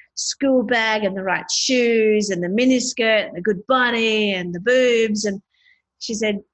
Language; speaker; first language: English; native; English